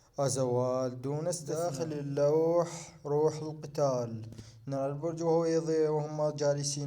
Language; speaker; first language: Arabic; native; Arabic